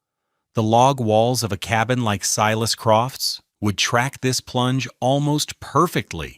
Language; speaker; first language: English; native; English